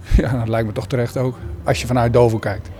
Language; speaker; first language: Dutch; native; Dutch